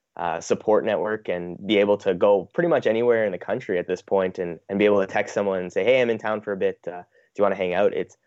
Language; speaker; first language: English; native; English